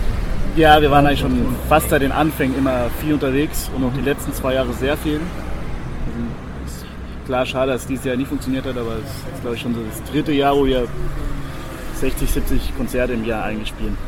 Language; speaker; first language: German; native; German